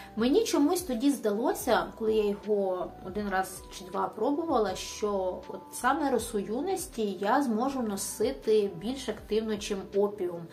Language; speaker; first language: Ukrainian; native; Ukrainian